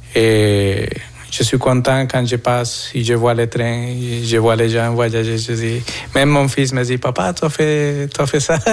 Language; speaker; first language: French; non-native, fluent; Spanish